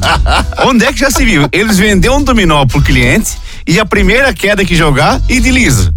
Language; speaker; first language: Portuguese; native; Portuguese